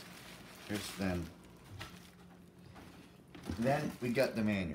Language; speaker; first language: English; native; English